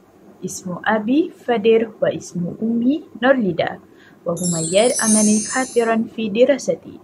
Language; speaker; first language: Arabic; non-native, learner; Malay